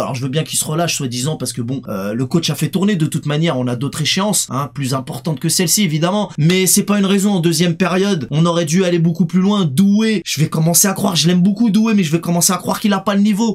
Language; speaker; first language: French; native; French